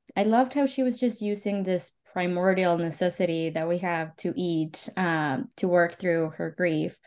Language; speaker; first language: English; early bilingual, other home language; Spanish